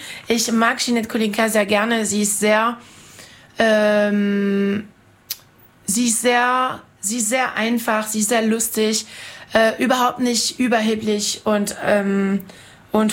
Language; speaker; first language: German; non-native, fluent; French